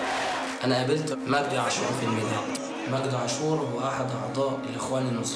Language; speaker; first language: Arabic; native; Arabic